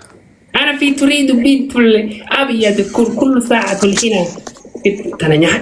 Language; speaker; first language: Arabic; non-native, learner; Oromo